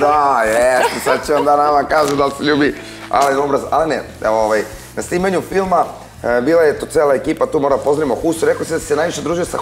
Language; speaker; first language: Serbian; native; Serbian